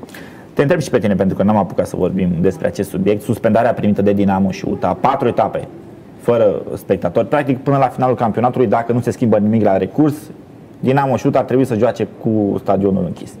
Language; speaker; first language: Romanian; native; Romanian